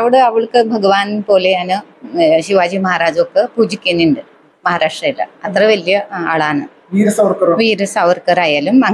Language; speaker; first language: Malayalam; non-native, fluent; Marathi